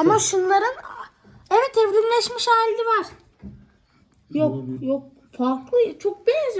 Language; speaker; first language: Turkish; native; Turkish